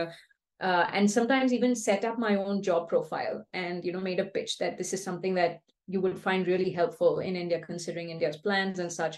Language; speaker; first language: English; non-native, local second language; Kannada